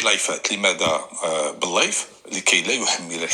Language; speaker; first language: Arabic; native; Arabic